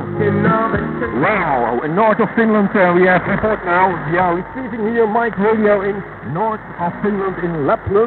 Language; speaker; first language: English; non-native, fluent; Dutch